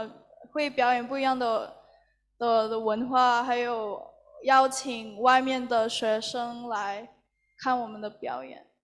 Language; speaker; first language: Chinese; early bilingual, heritage; Chinese